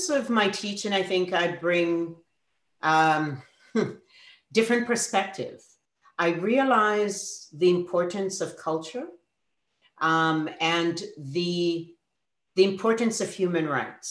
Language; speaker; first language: English; native; English